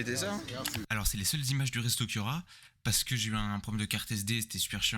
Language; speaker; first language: French; native; French